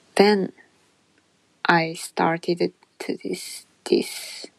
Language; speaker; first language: English; non-native, learner; Japanese